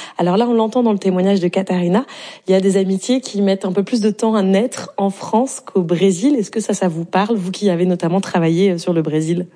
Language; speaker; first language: French; native; French